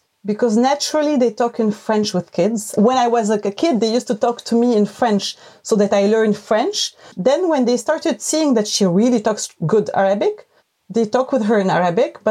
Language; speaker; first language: English; non-native, fluent; Arabic